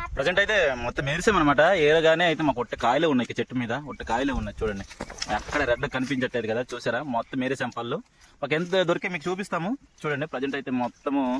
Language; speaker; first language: Telugu; non-native, local second language; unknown